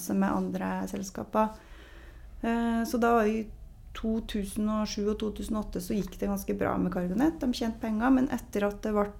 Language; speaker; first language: Norwegian; native; Norwegian